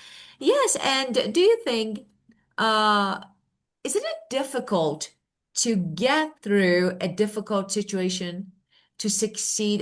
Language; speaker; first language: English; non-native, fluent; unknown